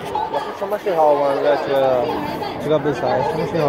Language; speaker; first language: Chinese; non-native, learner; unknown